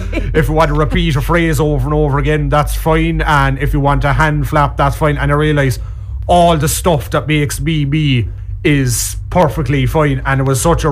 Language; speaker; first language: English; native; English